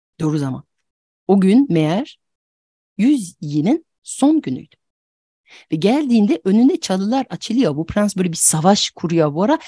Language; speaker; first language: Turkish; non-native, fluent; French